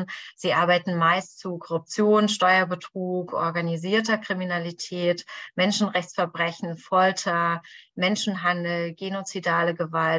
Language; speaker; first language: German; native; German